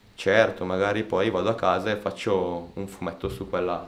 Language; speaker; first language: Italian; native; Italian